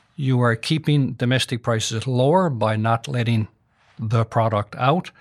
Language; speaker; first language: English; native; English